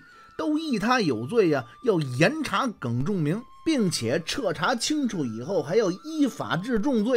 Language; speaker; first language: Chinese; native; Chinese